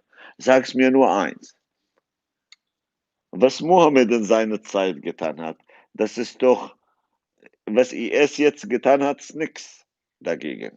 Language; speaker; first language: German; non-native, fluent; Kurdish